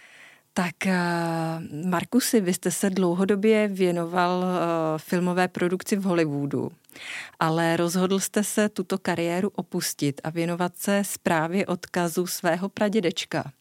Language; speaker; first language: Czech; native; Czech